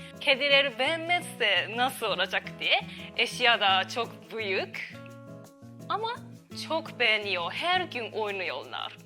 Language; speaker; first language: Turkish; non-native, learner; Japanese